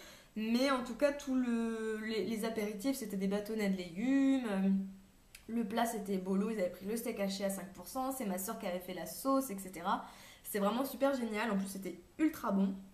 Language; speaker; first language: French; native; French